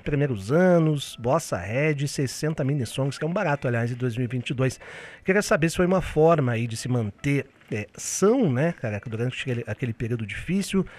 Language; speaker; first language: Portuguese; native; Portuguese